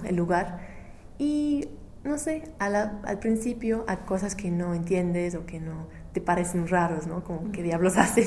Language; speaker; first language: Spanish; non-native, fluent; English